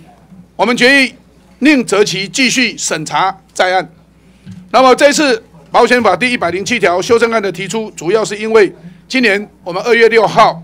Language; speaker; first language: Chinese; native; Chinese